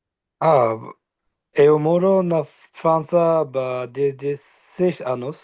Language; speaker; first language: Portuguese; non-native, learner; Bangla